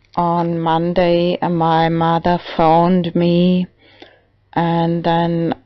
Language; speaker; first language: English; non-native, learner; German